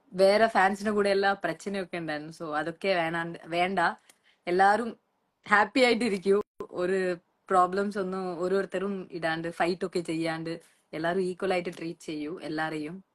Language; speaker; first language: Malayalam; non-native, local second language; Tamil